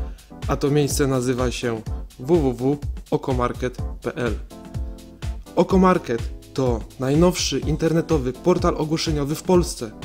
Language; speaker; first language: Polish; native; Polish